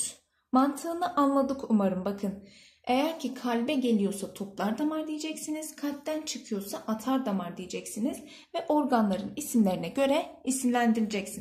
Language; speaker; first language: Turkish; native; Turkish